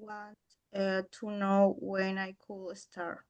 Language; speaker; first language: English; non-native, learner; Spanish